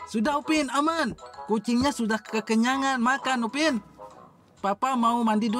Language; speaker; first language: Indonesian; native; Indonesian